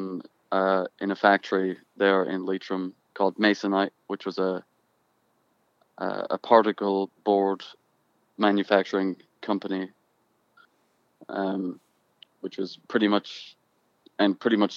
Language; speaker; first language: English; native; English